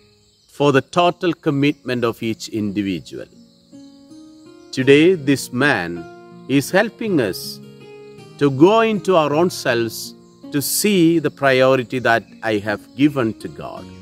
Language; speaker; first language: English; non-native, local second language; Malayalam